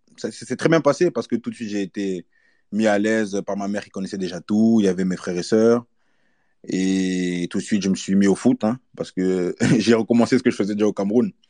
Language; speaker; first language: French; early bilingual, other home language; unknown